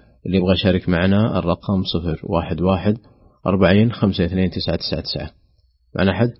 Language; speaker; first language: Arabic; native; Arabic